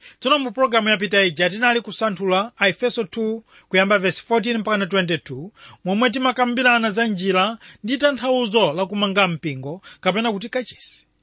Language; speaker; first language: Nyanja; non-native, local second language; Tumbuka